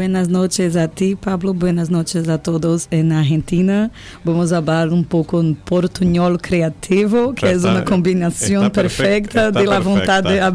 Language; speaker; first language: Spanish; non-native, learner; Portuguese